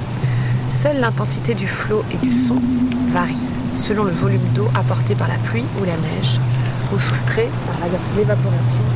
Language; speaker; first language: French; native; French